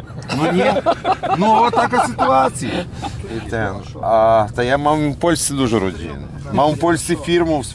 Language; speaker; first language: Polish; non-native, learner; Ukrainian